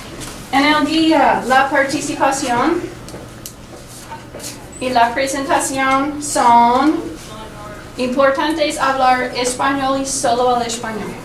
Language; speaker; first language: Spanish; non-native, fluent; English